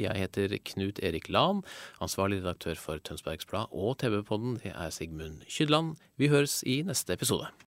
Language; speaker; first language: Norwegian; native; Norwegian